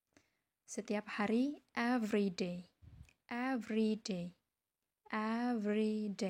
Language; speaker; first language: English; non-native, fluent; Indonesian